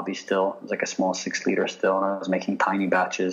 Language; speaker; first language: English; native; English